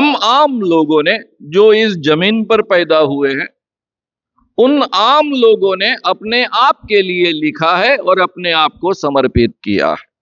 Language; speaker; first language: Hindi; non-native, local second language; Marathi